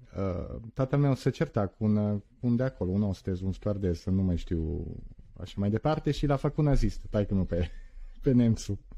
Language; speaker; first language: Romanian; early bilingual, heritage; Romanian